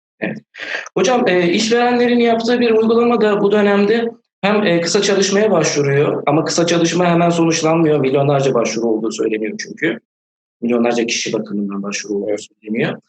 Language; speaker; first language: Turkish; native; Turkish